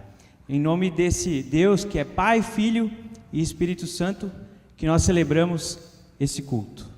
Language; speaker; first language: Portuguese; native; Portuguese